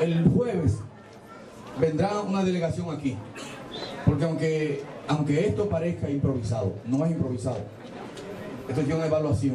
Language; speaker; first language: Spanish; native; Spanish